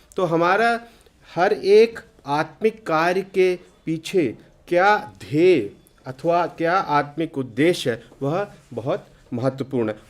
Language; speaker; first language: Hindi; native; Hindi